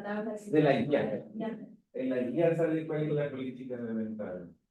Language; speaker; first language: Spanish; native; Spanish